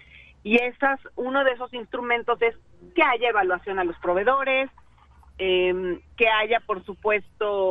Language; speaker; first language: Spanish; native; Spanish